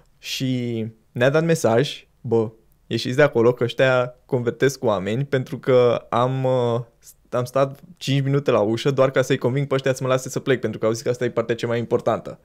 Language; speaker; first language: Romanian; native; Romanian